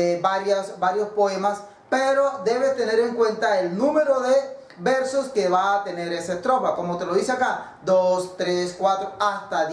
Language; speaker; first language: Spanish; native; Spanish